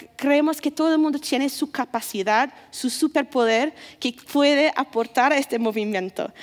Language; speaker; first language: Spanish; non-native, fluent; English